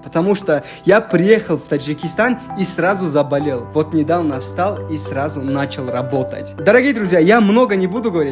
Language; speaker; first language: Russian; non-native, local second language; Tajik